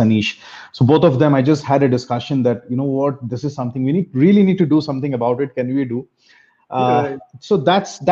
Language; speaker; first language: English; non-native, local second language; Bangla